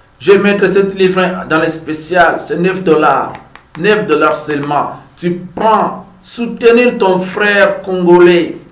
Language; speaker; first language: French; non-native, fluent; Lingala